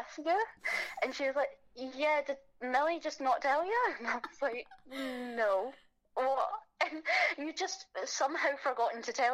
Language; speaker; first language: English; native; English